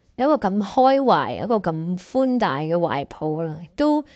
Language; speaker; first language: Cantonese; native; Cantonese